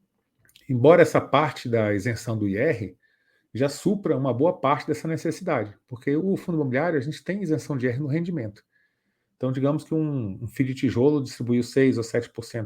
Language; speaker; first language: Portuguese; native; Portuguese